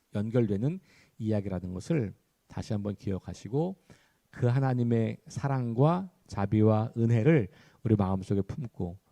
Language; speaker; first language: Korean; native; Korean